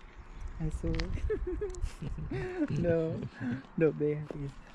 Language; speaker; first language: English; non-native, learner; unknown